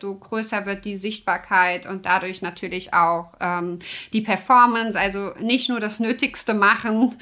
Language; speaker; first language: German; native; German